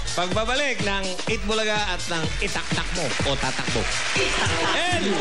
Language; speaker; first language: Filipino; native; Filipino